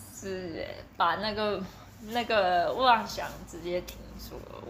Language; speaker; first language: Chinese; early bilingual, heritage; Chinese